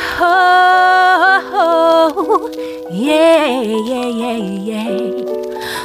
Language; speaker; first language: English; native; English